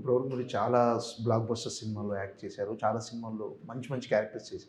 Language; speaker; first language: Telugu; native; Telugu